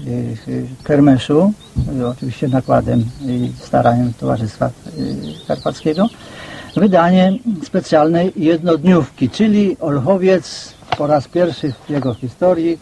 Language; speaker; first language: Polish; native; Polish